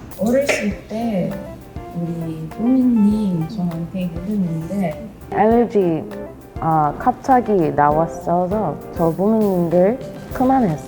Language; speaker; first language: Korean; non-native, learner; English